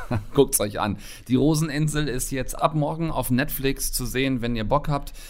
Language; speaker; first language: German; native; German